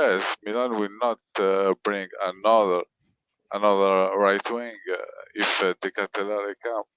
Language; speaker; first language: English; non-native, learner; French